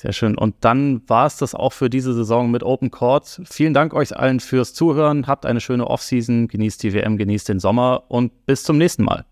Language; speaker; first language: German; native; German